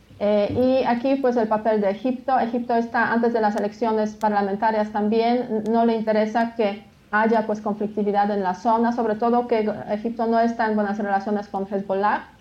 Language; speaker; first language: Spanish; non-native, fluent; Polish